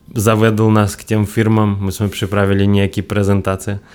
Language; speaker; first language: Czech; non-native, fluent; Russian